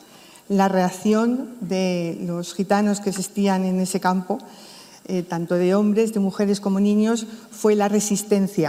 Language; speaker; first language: Spanish; native; Spanish